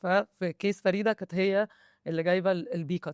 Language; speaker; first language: Arabic; native; Arabic